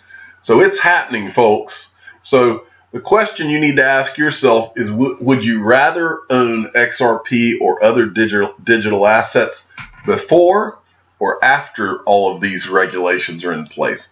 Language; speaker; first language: English; native; English